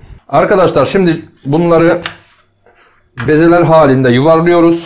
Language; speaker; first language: Turkish; native; Turkish